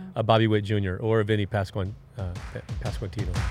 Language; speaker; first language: English; native; English